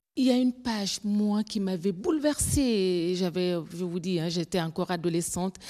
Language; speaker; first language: French; non-native, local second language; Bambara